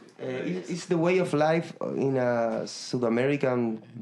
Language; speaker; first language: English; non-native, learner; Spanish